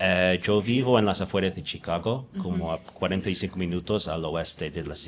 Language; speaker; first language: Spanish; non-native, fluent; English